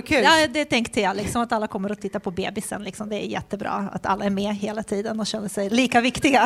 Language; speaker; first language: Swedish; non-native, fluent; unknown